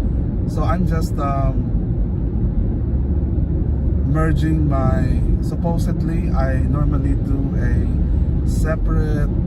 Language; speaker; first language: English; non-native, local second language; Filipino